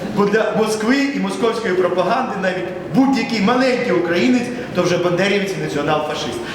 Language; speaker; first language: Ukrainian; non-native, local second language; Russian